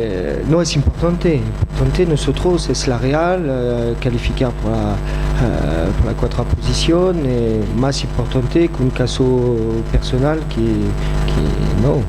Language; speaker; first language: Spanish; non-native, fluent; French